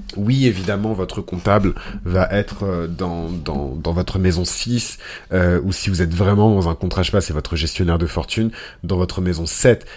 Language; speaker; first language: French; early bilingual, other home language; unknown